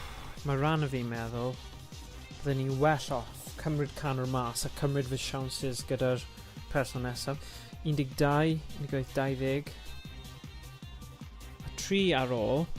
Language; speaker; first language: Welsh; non-native, local second language; English